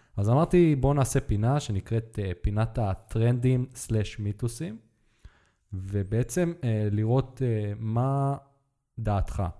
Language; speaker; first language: Hebrew; native; Hebrew